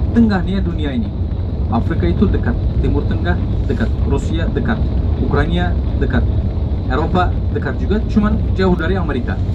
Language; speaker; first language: Indonesian; non-native, fluent; Turkish